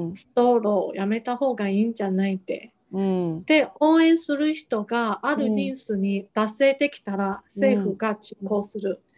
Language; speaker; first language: Japanese; non-native, fluent; Chinese